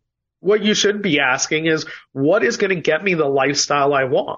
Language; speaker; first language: English; native; English